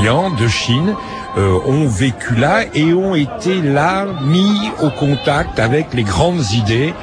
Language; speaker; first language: French; native; French